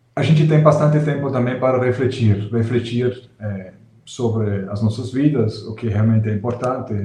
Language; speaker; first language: Portuguese; non-native, fluent; German